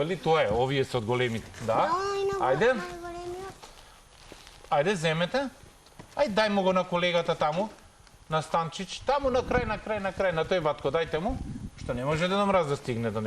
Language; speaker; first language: Macedonian; native; Macedonian